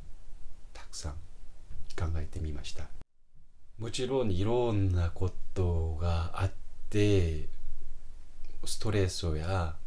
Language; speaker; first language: Japanese; non-native, fluent; Korean